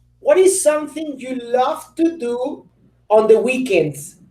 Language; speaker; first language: English; non-native, fluent; Spanish